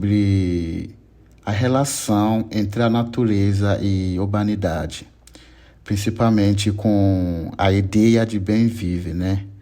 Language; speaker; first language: Portuguese; non-native, learner; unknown